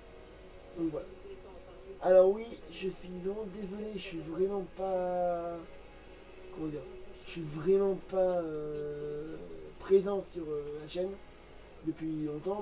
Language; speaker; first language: French; native; French